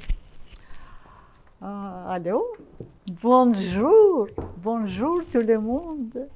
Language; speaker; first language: French; non-native, learner; Russian